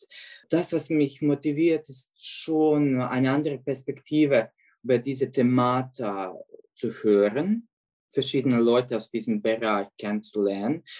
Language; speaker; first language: German; non-native, fluent; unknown